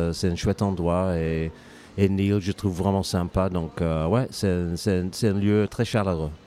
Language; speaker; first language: French; non-native, fluent; English